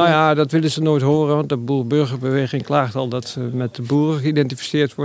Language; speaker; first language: Dutch; native; Dutch